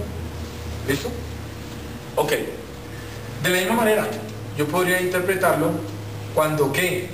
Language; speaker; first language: Spanish; native; Spanish